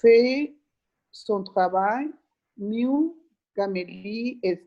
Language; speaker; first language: French; non-native, learner; Spanish